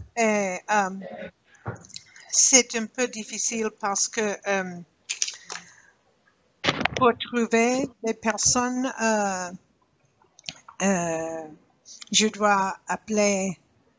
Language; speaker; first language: French; non-native, learner; English